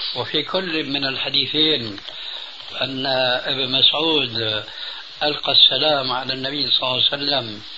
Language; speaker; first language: Arabic; early bilingual, other home language; Albanian